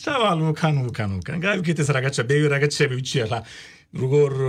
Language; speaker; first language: Georgian; non-native, learner; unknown